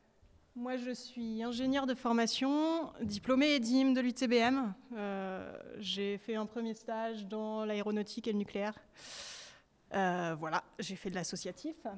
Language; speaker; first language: French; native; French